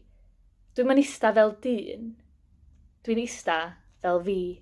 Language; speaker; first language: Welsh; native; Welsh